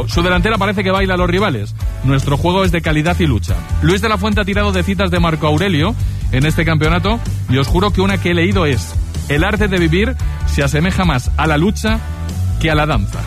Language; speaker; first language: Spanish; native; Spanish